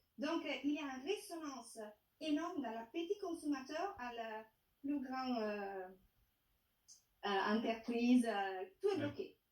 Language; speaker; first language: French; non-native, fluent; Italian